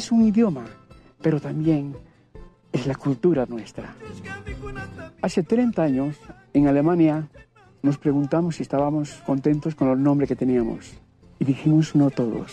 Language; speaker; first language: Spanish; non-native, local second language; Quechua